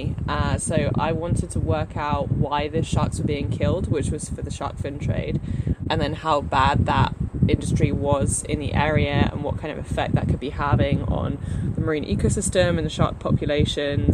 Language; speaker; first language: English; native; English